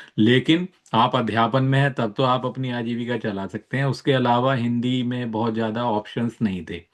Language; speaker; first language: Hindi; native; Hindi